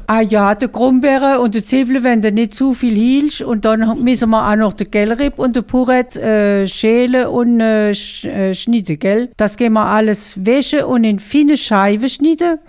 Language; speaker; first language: German; non-native, local second language; French